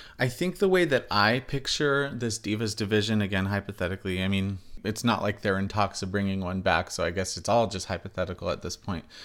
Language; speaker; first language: English; native; English